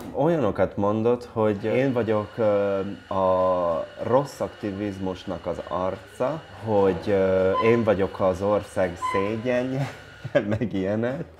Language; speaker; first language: Hungarian; non-native, fluent; Italian